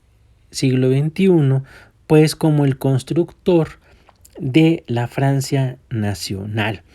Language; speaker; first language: Spanish; native; Spanish